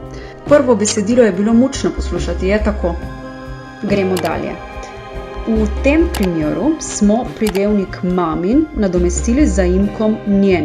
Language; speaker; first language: Slovenian; native; Slovenian